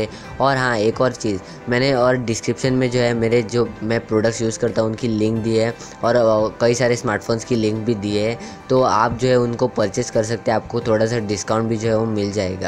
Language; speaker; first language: Hindi; native; Hindi